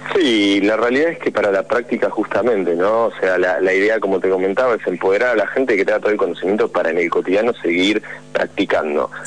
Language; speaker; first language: Spanish; native; Spanish